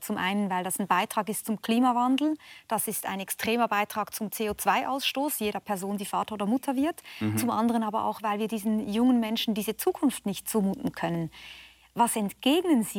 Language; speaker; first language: German; native; German